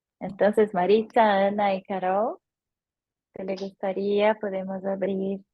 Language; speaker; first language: Spanish; non-native, learner; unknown